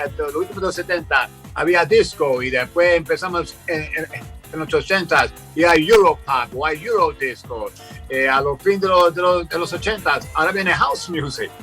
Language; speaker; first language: Spanish; early bilingual, heritage; Spanish